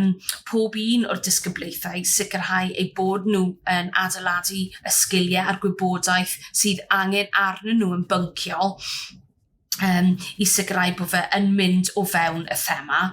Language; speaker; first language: Welsh; native; Welsh